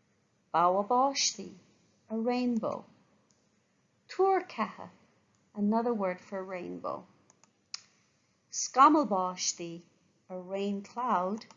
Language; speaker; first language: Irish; non-native, local second language; English